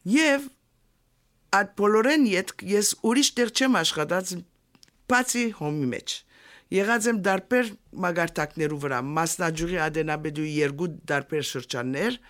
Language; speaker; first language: Armenian; early bilingual, heritage; Armenian